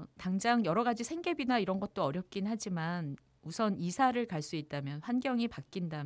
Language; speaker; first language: Korean; native; Korean